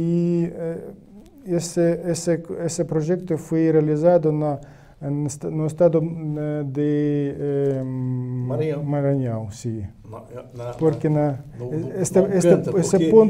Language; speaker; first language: Portuguese; non-native, learner; Ukrainian